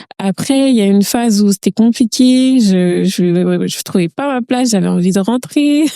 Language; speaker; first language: French; early bilingual, other home language; Bambara